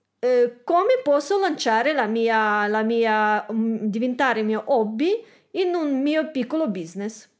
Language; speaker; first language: Italian; non-native, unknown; Russian